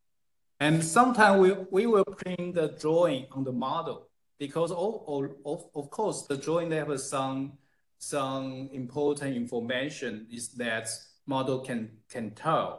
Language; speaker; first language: English; non-native, fluent; Chinese